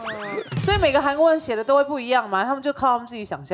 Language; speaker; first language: Chinese; native; Chinese